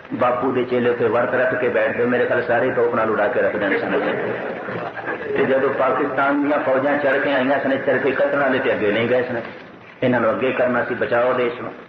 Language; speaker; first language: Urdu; non-native, local second language; Punjabi